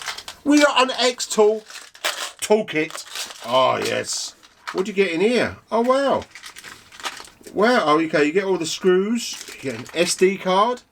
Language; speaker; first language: English; native; English